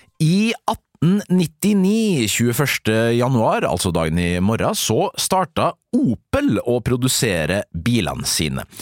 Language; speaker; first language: Norwegian; native; Norwegian